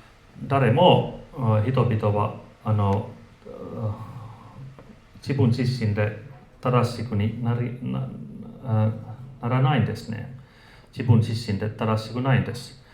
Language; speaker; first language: Japanese; non-native, fluent; Finnish